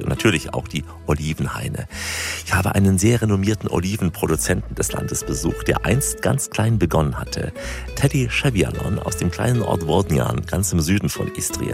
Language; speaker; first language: German; native; German